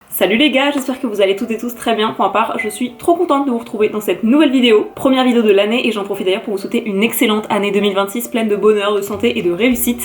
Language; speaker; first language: French; native; French